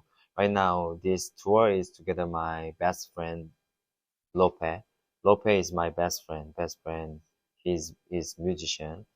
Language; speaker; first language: English; non-native, learner; Korean